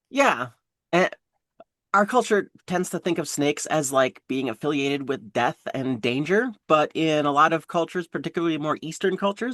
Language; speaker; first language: English; native; English